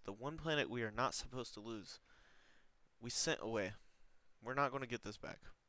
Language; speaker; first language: English; native; English